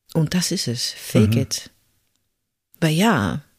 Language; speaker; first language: German; non-native, fluent; Dutch